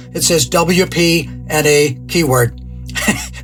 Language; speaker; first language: English; native; English